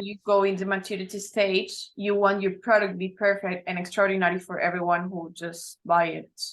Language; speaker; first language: English; non-native, learner; Spanish